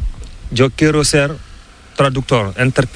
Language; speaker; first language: Spanish; non-native, learner; Fula